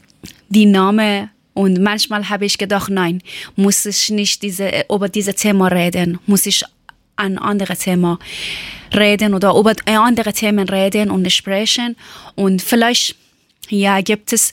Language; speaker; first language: German; non-native, learner; Persian